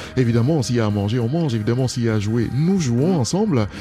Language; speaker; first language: French; non-native, local second language; Duala